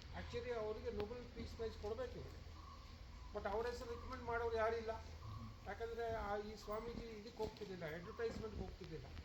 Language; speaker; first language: Kannada; native; Kannada